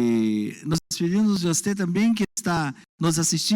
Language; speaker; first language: Spanish; non-native, learner; Portuguese